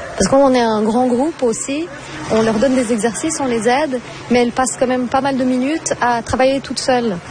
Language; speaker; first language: French; non-native, fluent; Portuguese